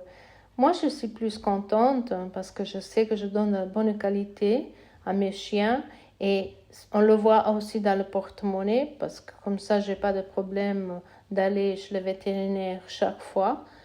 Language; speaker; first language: French; non-native, fluent; Italian